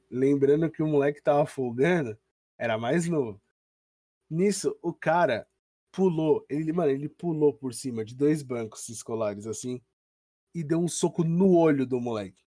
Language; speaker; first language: Portuguese; native; Portuguese